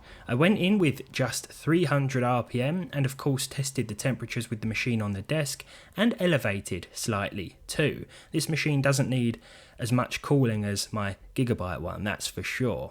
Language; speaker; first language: English; native; English